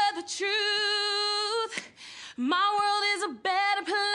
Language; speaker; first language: English; native; English